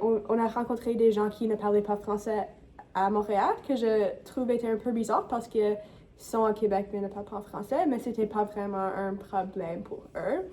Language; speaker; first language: French; non-native, local second language; English